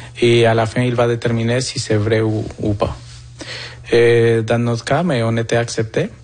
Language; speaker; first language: French; non-native, fluent; Spanish